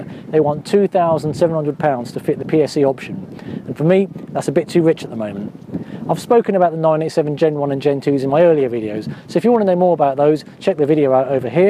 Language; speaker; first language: English; native; English